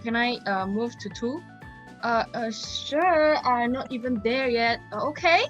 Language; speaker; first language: English; non-native, local second language; Chinese